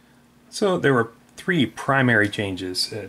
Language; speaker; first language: English; native; English